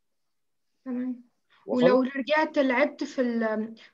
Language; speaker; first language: Arabic; native; Arabic